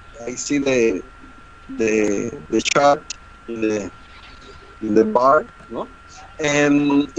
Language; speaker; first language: English; non-native, learner; Spanish